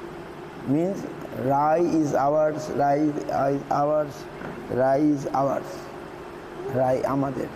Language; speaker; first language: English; non-native, local second language; Bangla